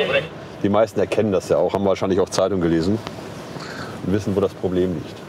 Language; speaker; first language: German; native; German